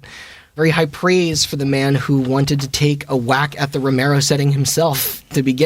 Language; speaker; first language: English; native; English